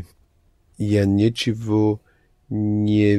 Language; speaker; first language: Russian; non-native, learner; English